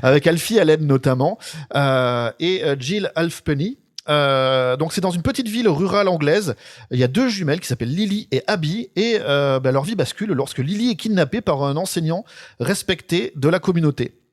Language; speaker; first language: French; native; French